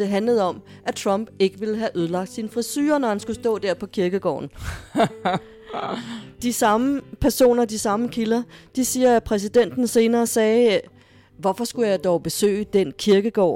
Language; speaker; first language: Danish; native; Danish